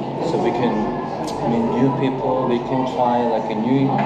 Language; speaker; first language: English; non-native, fluent; Korean